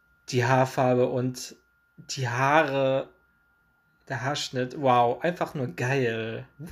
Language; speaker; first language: German; native; German